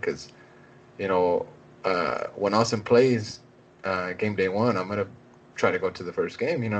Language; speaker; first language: English; early bilingual, other home language; Spanish